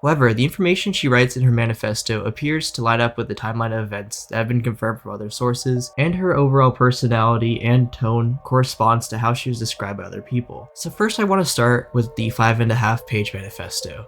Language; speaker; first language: English; native; English